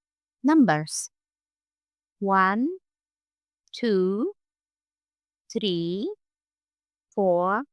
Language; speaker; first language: English; non-native, fluent; Polish